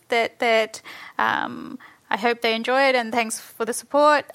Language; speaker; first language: English; native; English